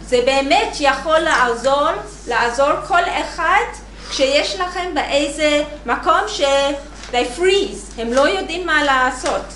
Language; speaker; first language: Hebrew; non-native, learner; English